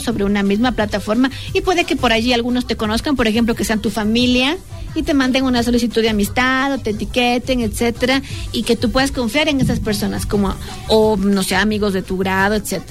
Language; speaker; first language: Spanish; native; Spanish